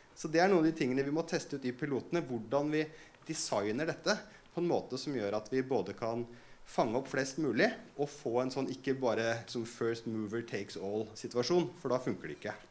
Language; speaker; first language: Norwegian; native; Norwegian